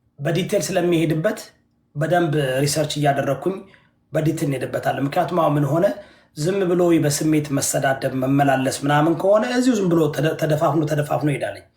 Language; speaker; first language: Amharic; early bilingual, heritage; Amharic